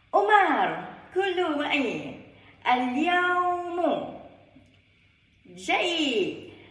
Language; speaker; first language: Arabic; non-native, learner; Malay